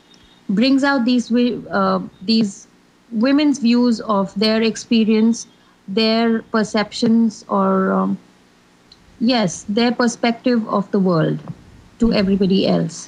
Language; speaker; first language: English; non-native, local second language; Hindi